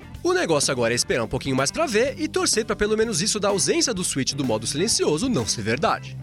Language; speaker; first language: Portuguese; native; Portuguese